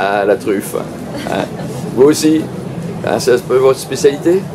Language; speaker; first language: French; native; French